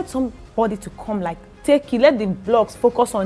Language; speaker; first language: English; non-native, local second language; Igbo